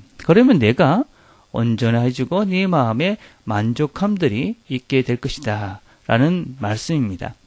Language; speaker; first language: Korean; native; Korean